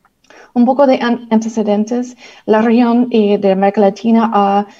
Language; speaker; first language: Spanish; native; Spanish